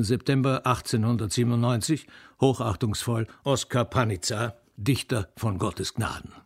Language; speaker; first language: German; native; German